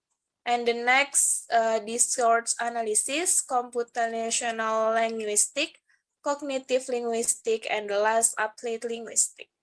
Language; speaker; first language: English; non-native, learner; Indonesian